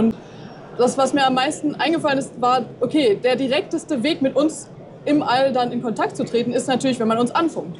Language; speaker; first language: German; native; German